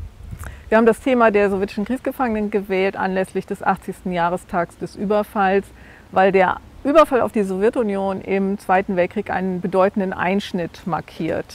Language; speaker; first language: German; native; German